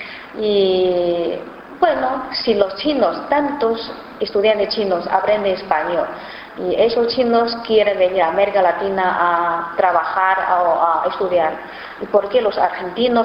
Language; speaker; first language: Spanish; non-native, fluent; Chinese